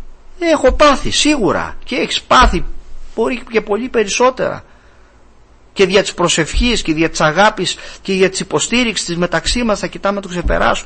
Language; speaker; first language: Greek; native; Greek